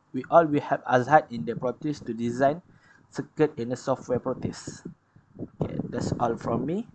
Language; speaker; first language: English; non-native, learner; Malay